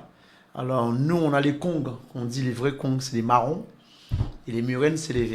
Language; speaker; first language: French; native; French